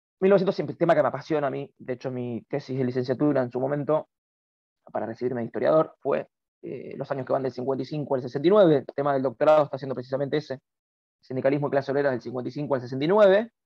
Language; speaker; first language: Spanish; native; Spanish